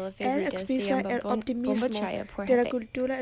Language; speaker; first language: Spanish; non-native, learner; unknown